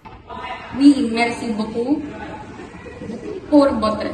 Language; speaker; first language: French; non-native, learner; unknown